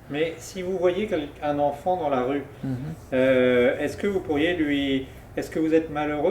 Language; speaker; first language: French; native; French